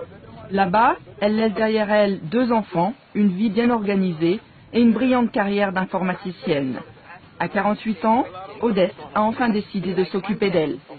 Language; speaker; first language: French; native; French